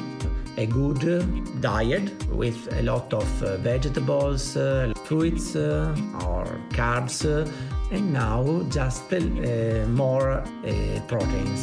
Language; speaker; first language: English; non-native, learner; Italian